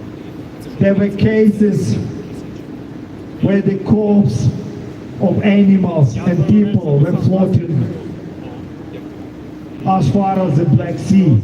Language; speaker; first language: English; non-native, fluent; Ukrainian